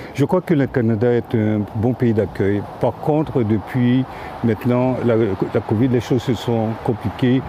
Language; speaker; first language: French; early bilingual, other home language; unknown